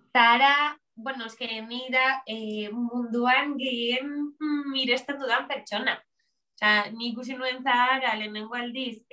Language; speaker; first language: Basque; non-native, local second language; Spanish